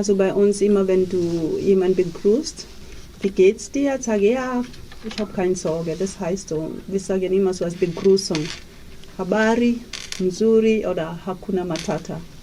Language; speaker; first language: German; non-native, learner; Swahili